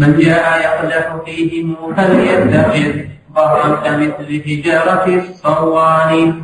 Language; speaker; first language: Arabic; native; Arabic